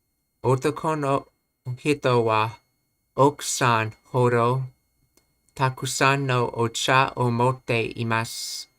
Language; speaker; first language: Japanese; non-native, learner; English